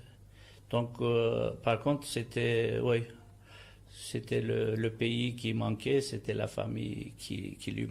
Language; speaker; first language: French; non-native, fluent; Turkish